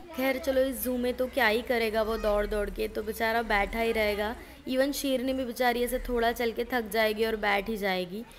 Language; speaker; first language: Hindi; non-native, local second language; Gujarati